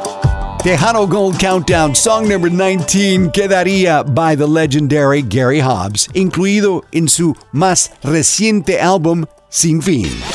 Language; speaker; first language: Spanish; early bilingual, heritage; Spanish